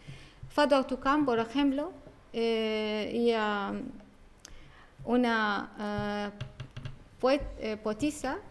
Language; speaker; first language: Spanish; non-native, learner; Arabic